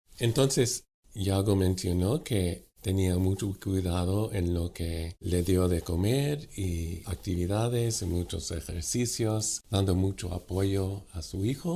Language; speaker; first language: Spanish; non-native, fluent; English